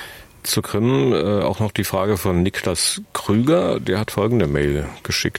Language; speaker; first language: German; native; German